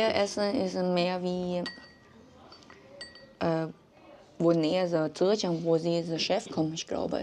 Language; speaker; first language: German; non-native, learner; Chinese